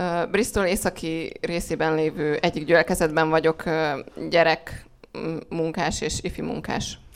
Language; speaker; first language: Hungarian; native; Hungarian